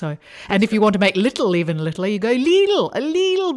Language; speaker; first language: English; native; English